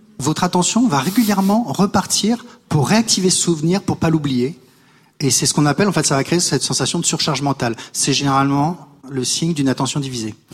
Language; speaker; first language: French; native; French